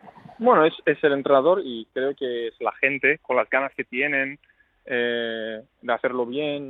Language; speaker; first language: Spanish; non-native, fluent; Greek